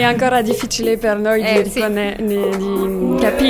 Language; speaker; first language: Italian; non-native, learner; French